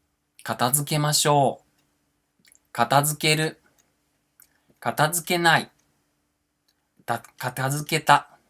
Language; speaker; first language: Japanese; non-native, fluent; Portuguese